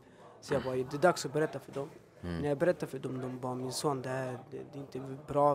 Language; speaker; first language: Swedish; early bilingual, other home language; Albanian